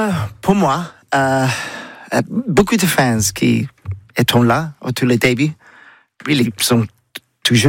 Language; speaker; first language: French; non-native, learner; English